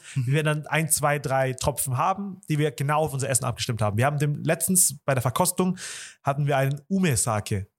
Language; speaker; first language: German; early bilingual, other home language; Vietnamese